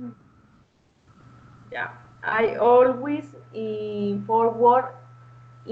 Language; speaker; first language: English; non-native, learner; Spanish